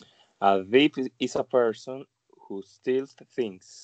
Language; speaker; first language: English; non-native, learner; Spanish